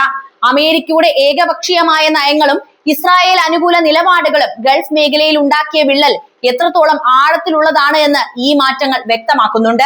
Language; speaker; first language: Malayalam; native; Malayalam